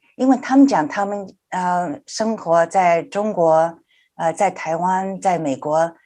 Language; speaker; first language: Chinese; early bilingual, heritage; Chinese